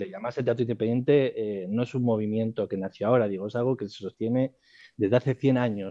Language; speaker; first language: Spanish; native; Spanish